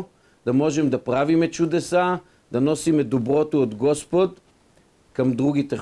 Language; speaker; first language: Bulgarian; non-native, fluent; Hebrew